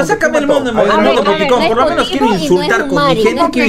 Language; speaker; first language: Spanish; native; Spanish